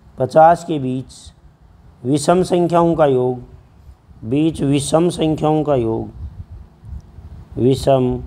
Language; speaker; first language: Hindi; native; Hindi